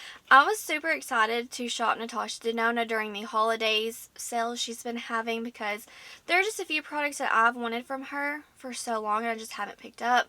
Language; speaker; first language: English; native; English